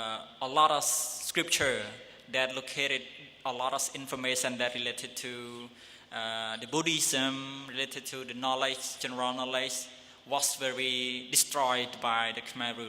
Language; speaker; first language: English; non-native, learner; Khmer